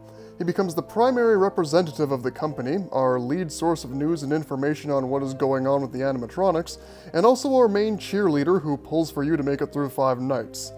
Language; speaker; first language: English; native; English